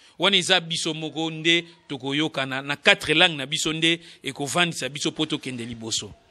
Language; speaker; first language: Lingala; non-native, local second language; Kongo